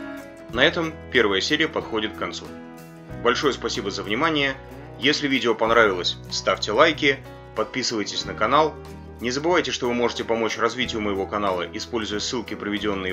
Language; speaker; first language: Russian; native; Russian